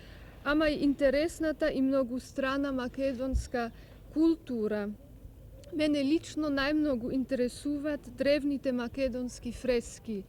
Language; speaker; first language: Macedonian; non-native, learner; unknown